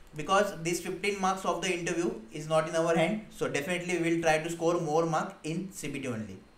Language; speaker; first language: English; non-native, local second language; Hindi